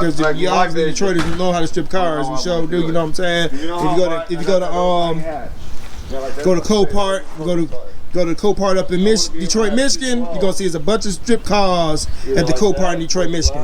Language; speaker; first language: English; native; English